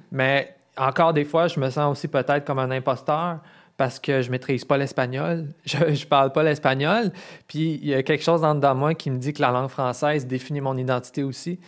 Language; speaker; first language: French; native; French